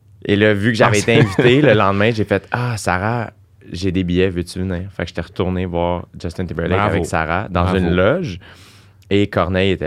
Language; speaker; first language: French; native; French